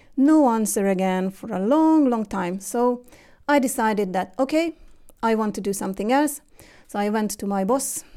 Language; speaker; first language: English; non-native, fluent; Hungarian